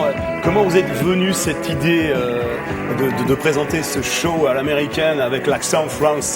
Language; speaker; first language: French; native; French